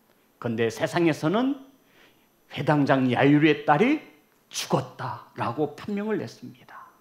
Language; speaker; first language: Korean; native; Korean